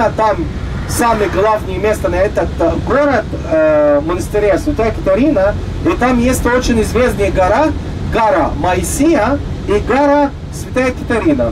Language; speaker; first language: Russian; non-native, learner; Arabic